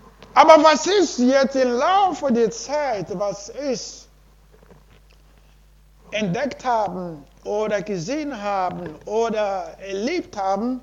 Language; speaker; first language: German; non-native, learner; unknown